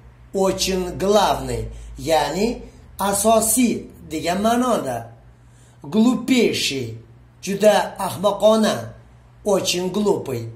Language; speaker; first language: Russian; non-native, fluent; Uzbek